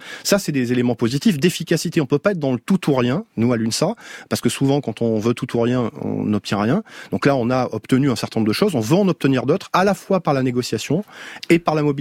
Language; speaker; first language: French; native; French